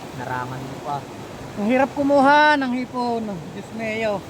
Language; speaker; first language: Filipino; native; Filipino